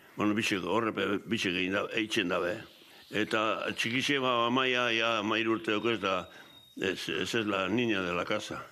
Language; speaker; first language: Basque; native; Basque